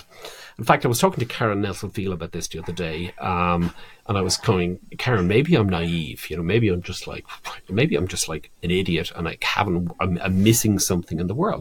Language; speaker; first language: English; native; English